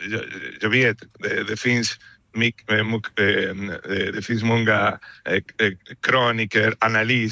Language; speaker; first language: Swedish; non-native, fluent; Spanish